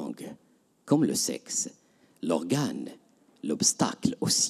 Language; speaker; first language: French; non-native, local second language; Arabic